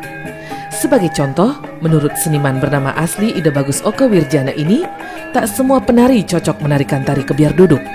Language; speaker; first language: Indonesian; native; Indonesian